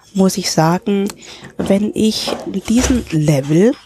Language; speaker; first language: German; early bilingual, other home language; Cantonese